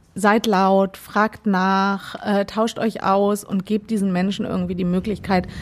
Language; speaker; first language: German; native; German